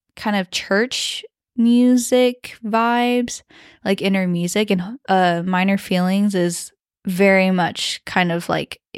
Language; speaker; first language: English; early bilingual, other home language; Chinese